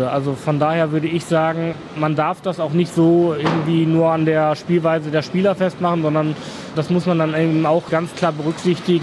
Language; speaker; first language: German; native; German